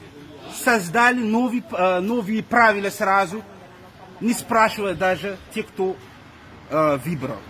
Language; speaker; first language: Russian; non-native, fluent; Malagasy